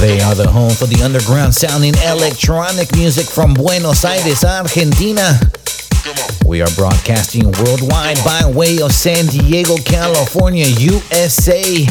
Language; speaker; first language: English; native; English